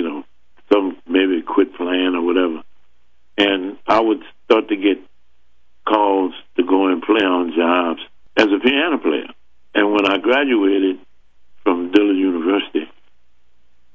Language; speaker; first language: English; native; English